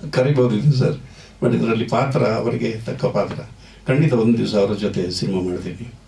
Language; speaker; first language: Kannada; non-native, local second language; Tulu